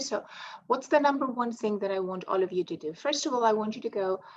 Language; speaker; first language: English; non-native, fluent; Greek